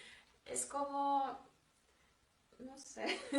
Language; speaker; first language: Spanish; non-native, fluent; Russian